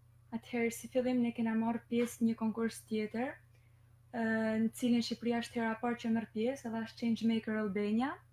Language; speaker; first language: Albanian; native; Albanian